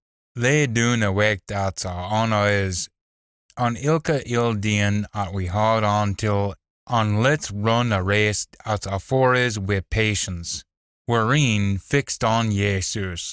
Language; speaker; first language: English; native; English